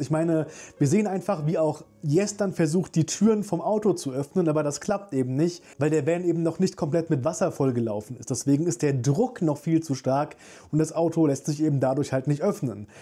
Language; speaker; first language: German; native; German